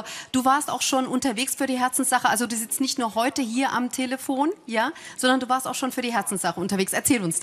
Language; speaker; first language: German; native; German